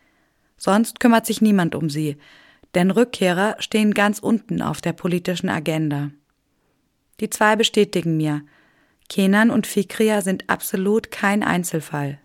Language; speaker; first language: German; native; German